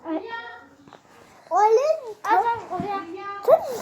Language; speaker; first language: French; native; French